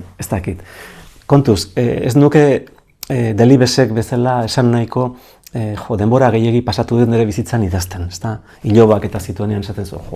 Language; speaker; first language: Basque; native; Basque